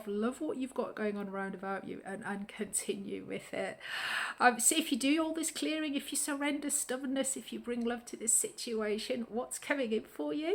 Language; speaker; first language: English; native; English